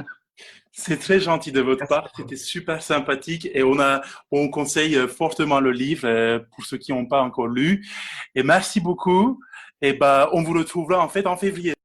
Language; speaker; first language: French; non-native, fluent; Turkish